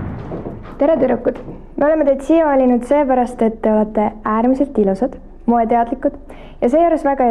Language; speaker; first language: Estonian; native; Estonian